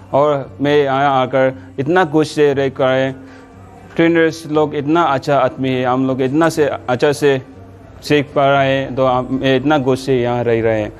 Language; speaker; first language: Hindi; non-native, local second language; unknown